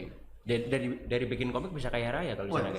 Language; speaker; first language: Indonesian; native; Indonesian